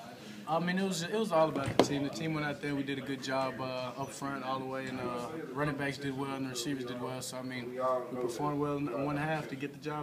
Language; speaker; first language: English; native; English